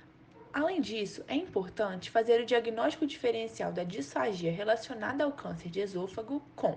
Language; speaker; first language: Portuguese; native; Portuguese